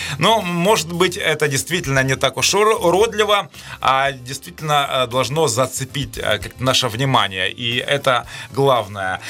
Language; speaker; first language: Russian; native; Russian